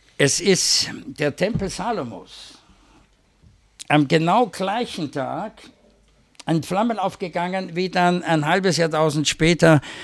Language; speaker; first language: German; native; German